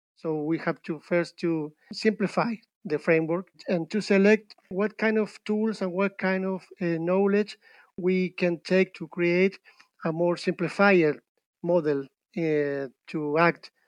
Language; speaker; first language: English; non-native, fluent; Spanish